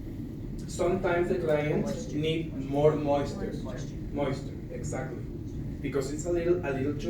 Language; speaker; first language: English; non-native, learner; Spanish